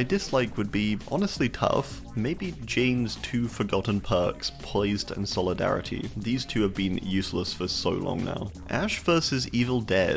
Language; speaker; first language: English; native; English